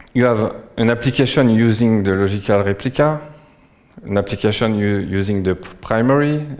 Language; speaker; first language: English; non-native, fluent; French